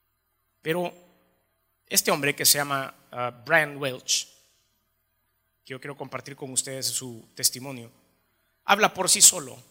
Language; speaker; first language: Spanish; native; Spanish